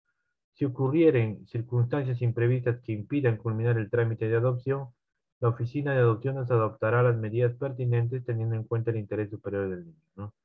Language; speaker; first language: Spanish; native; Spanish